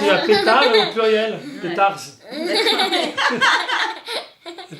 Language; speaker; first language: French; native; French